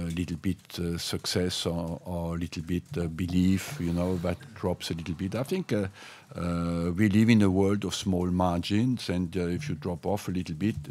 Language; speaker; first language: English; non-native, fluent; French